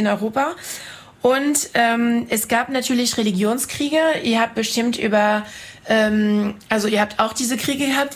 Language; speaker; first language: German; non-native, fluent; French